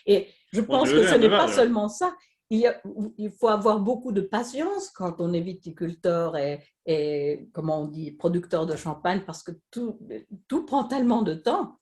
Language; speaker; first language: French; non-native, fluent; Swedish